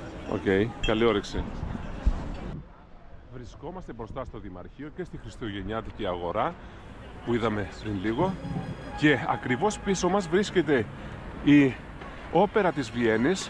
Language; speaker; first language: Greek; native; Greek